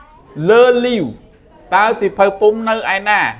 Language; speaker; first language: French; non-native, fluent; Khmer